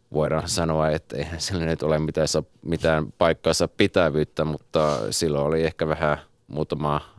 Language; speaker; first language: Finnish; native; Finnish